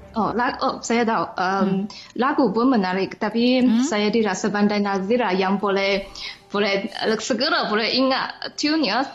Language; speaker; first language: Malay; non-native, fluent; Chinese